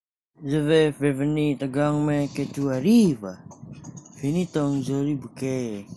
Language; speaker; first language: French; non-native, learner; Indonesian